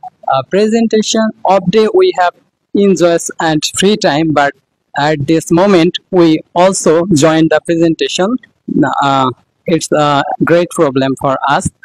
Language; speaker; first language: English; non-native, learner; Bangla